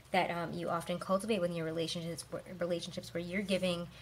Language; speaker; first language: English; native; English